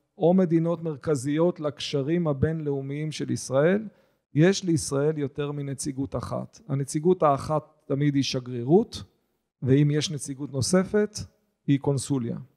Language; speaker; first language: Hebrew; native; Hebrew